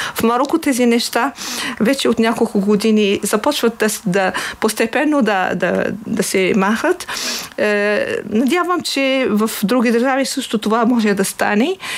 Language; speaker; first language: Bulgarian; non-native, fluent; Arabic